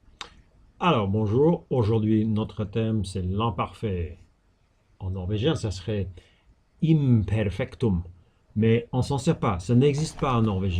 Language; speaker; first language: French; non-native, fluent; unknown